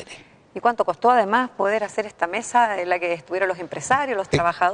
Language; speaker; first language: Spanish; native; Spanish